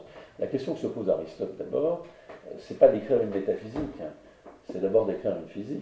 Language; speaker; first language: French; native; French